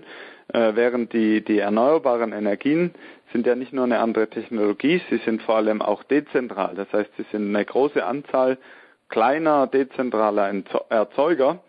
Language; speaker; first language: German; native; German